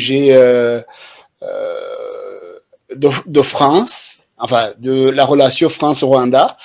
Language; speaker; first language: French; non-native, local second language; Kinyarwanda